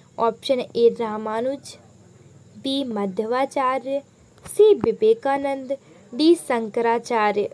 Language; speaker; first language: Hindi; native; Hindi